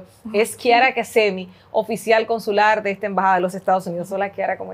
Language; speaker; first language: Spanish; native; Spanish